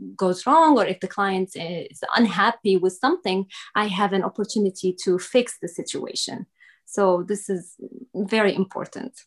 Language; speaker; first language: English; non-native, fluent; Arabic